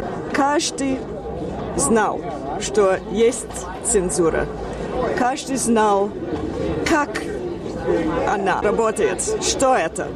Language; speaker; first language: Russian; non-native, fluent; English